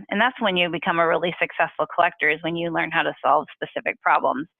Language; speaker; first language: English; native; English